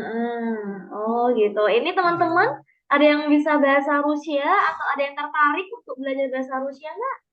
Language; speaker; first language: Indonesian; native; Indonesian